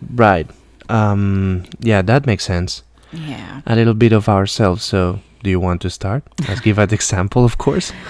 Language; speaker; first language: English; non-native, fluent; Spanish